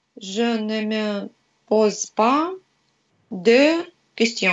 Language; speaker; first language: French; non-native, learner; Russian